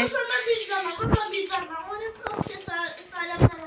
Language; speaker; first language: Turkish; non-native, learner; Azerbaijani